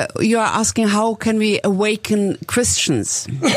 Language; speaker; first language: English; non-native, fluent; German